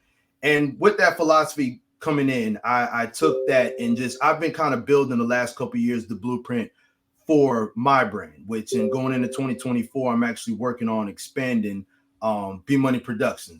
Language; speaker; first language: English; native; English